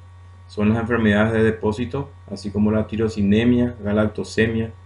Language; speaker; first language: Spanish; native; Spanish